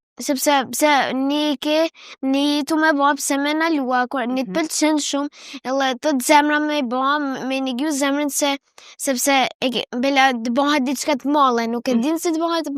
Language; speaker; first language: Albanian; early bilingual, heritage; Albanian